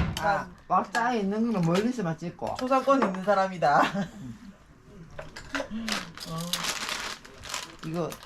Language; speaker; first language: Korean; native; Korean